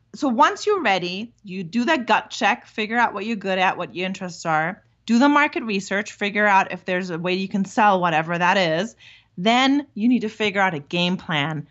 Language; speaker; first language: English; non-native, fluent; German